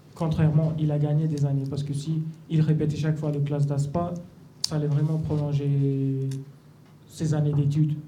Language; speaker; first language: French; non-native, fluent; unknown